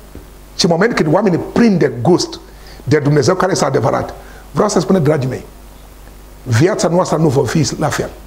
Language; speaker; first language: Romanian; non-native, learner; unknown